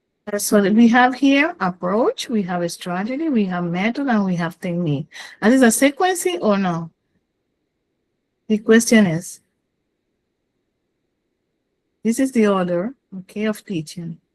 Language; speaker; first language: English; non-native, learner; Spanish